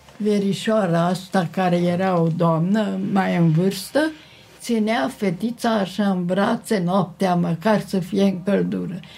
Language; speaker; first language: Romanian; non-native, local second language; Hungarian